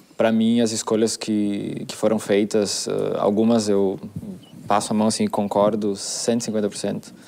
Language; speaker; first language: Portuguese; native; Portuguese